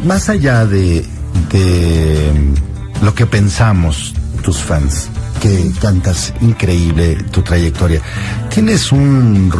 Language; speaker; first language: Spanish; native; Spanish